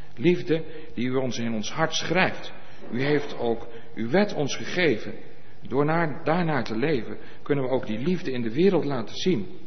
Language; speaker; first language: Dutch; native; Dutch